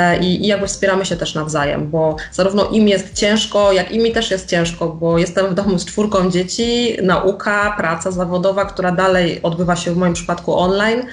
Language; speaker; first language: Polish; native; Polish